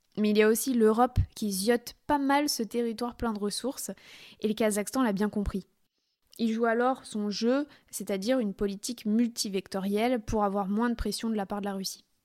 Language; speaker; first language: French; native; French